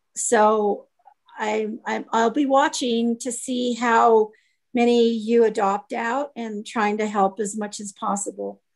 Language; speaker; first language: English; native; English